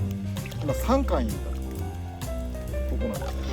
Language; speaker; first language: Japanese; native; Japanese